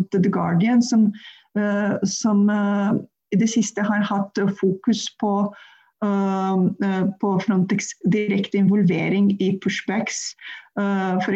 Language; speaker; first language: Norwegian; non-native, fluent; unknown